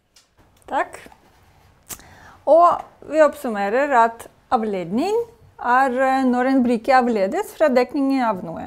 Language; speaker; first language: Norwegian; non-native, fluent; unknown